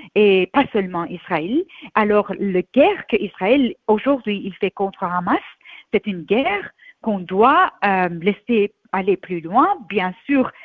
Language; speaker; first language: French; non-native, fluent; Persian